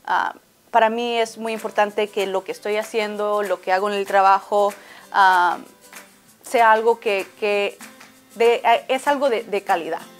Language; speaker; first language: Spanish; early bilingual, heritage; Spanish